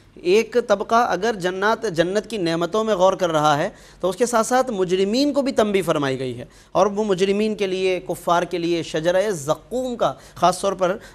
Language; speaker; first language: Urdu; native; Urdu